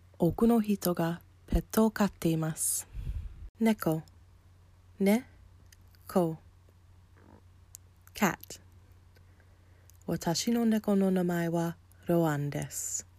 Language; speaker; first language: Japanese; non-native, learner; English